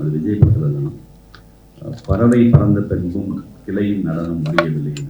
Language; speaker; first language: Tamil; native; Tamil